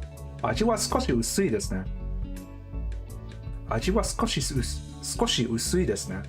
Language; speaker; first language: Japanese; non-native, learner; English